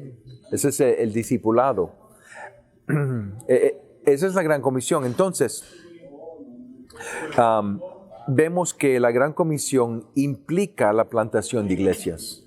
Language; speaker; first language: Spanish; early bilingual, heritage; English